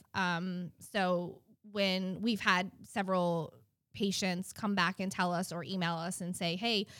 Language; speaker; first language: English; native; English